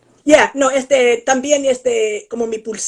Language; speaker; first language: Spanish; non-native, fluent; English